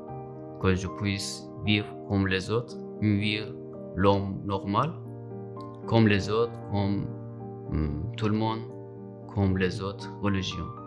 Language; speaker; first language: French; non-native, learner; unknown